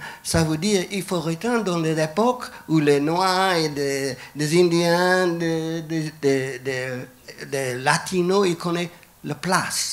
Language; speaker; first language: French; non-native, fluent; English